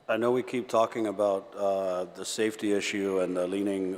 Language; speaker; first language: English; early bilingual, other home language; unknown